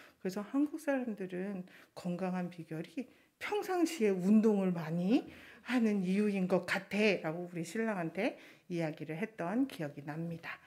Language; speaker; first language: Korean; non-native, fluent; Chinese